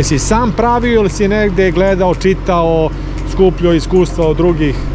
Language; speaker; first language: Croatian; native; Croatian